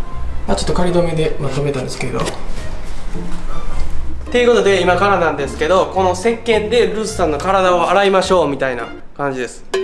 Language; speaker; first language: Japanese; native; Japanese